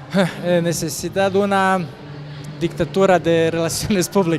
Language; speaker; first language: Spanish; non-native, learner; Croatian